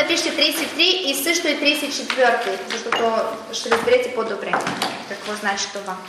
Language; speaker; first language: Bulgarian; non-native, learner; Russian